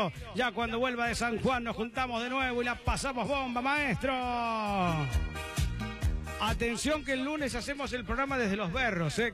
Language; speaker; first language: Spanish; native; Spanish